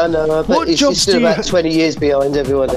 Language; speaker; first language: English; native; English